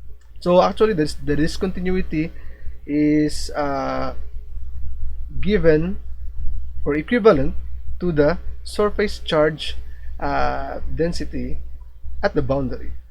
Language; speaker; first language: English; non-native, local second language; Filipino